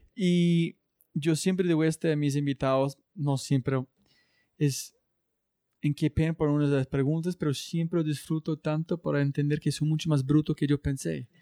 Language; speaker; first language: Spanish; non-native, learner; English